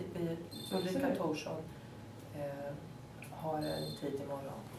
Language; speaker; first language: Swedish; native; Swedish